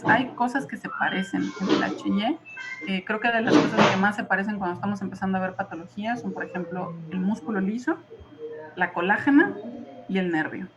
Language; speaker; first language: Spanish; native; Spanish